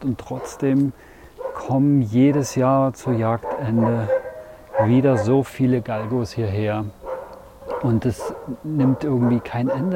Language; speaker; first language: German; native; German